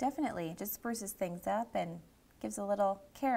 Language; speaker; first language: English; native; English